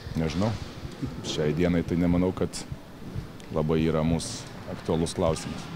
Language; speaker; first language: Lithuanian; native; Lithuanian